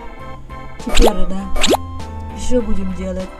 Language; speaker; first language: Russian; non-native, learner; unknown